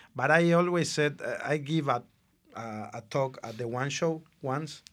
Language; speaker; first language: English; non-native, fluent; Spanish